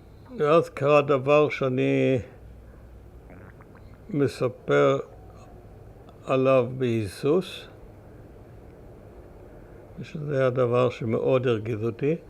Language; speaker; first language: Hebrew; early bilingual, other home language; German